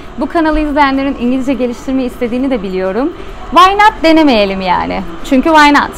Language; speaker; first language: Turkish; native; Turkish